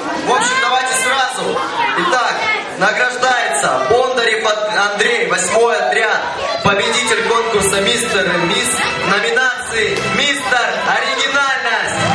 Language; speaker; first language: Russian; native; Russian